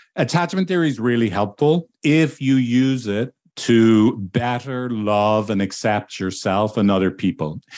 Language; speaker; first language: English; native; English